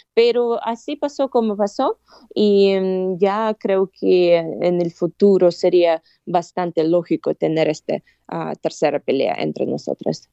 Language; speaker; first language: Spanish; non-native, fluent; Russian